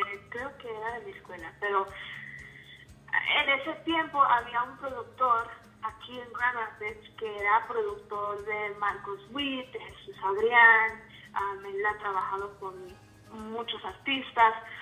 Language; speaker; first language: Spanish; early bilingual, heritage; Spanish